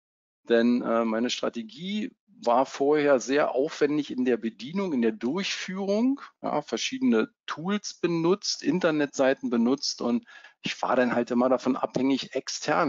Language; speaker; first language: German; native; German